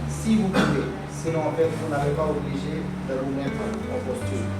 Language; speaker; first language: French; non-native, learner; Hindi